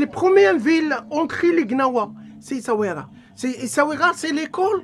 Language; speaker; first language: French; non-native, learner; Arabic